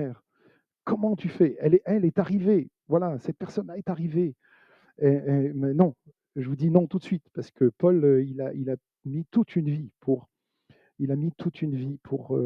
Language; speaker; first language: French; native; French